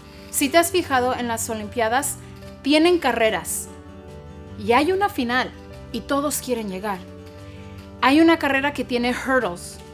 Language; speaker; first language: Spanish; early bilingual, heritage; Spanish